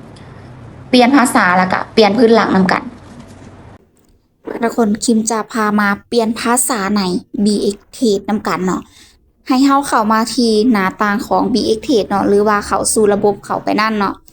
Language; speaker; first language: Thai; non-native, local second language; Lao